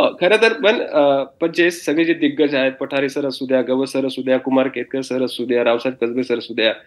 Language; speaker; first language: Marathi; non-native, local second language; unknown